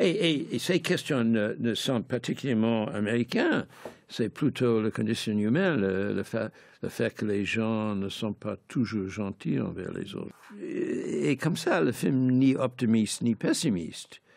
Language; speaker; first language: French; non-native, fluent; English